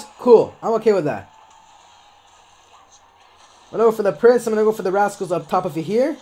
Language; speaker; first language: English; native; English